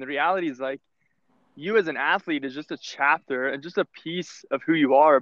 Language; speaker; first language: English; native; English